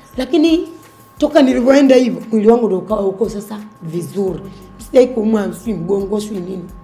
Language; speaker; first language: Swahili; native; Swahili